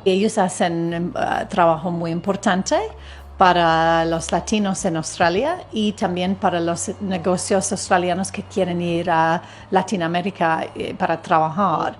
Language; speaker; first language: Spanish; non-native, fluent; English